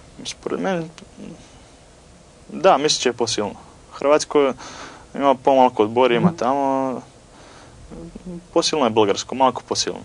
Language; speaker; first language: Bulgarian; non-native, fluent; Croatian